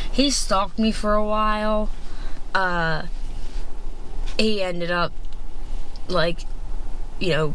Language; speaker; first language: English; native; English